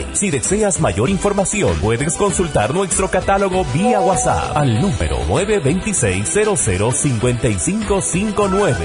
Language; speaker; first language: Spanish; native; Spanish